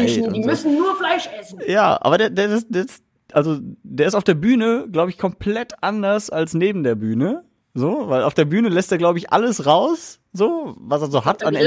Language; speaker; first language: German; native; German